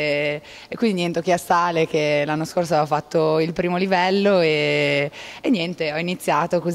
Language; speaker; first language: Italian; native; Italian